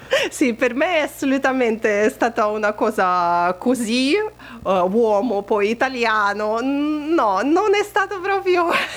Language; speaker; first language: Italian; non-native, fluent; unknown